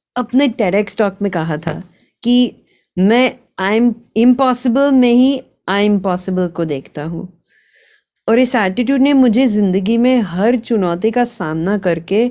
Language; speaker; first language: Hindi; early bilingual, heritage; Gujarati